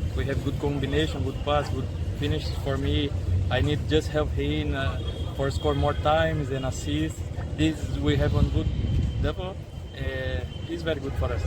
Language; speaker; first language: English; non-native, learner; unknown